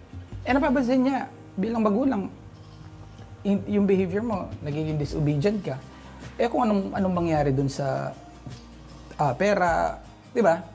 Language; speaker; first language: Filipino; native; Filipino